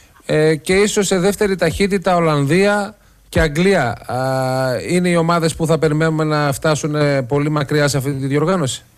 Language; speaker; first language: Greek; native; Greek